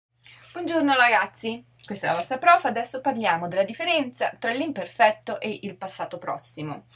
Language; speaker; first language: Italian; non-native, fluent; English